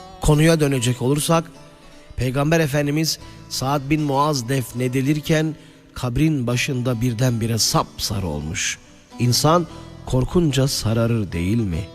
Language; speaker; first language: Turkish; native; Turkish